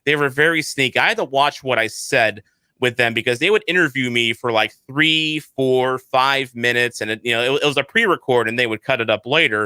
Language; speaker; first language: English; native; English